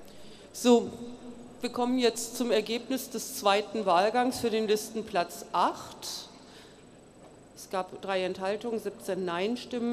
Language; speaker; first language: German; native; German